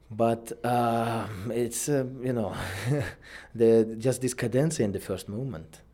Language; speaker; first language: English; non-native, fluent; Russian